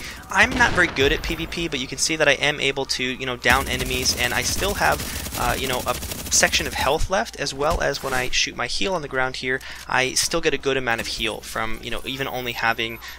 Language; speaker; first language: English; native; English